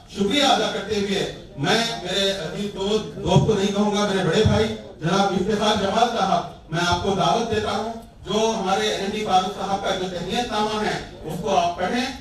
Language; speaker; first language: Hindi; non-native, local second language; Urdu